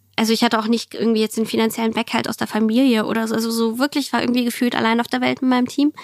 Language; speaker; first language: German; early bilingual, other home language; Russian